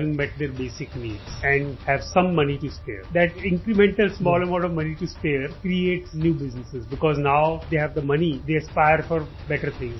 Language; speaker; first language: English; non-native, local second language; Punjabi